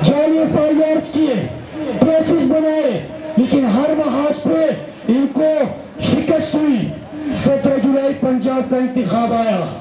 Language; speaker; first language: Urdu; non-native, local second language; Pashto